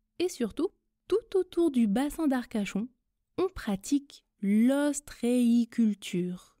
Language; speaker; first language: French; native; French